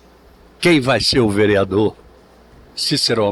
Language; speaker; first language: Portuguese; native; Portuguese